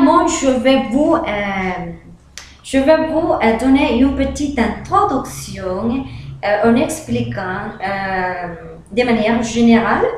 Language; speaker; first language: French; non-native, learner; Spanish